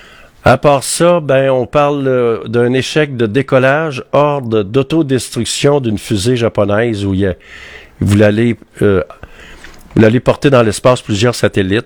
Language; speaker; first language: French; native; French